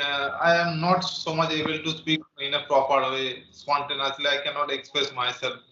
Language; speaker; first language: English; non-native, learner; Bangla